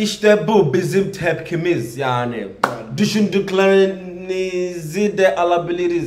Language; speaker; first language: Turkish; non-native, learner; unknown